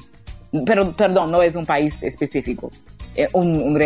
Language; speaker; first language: Spanish; non-native, learner; English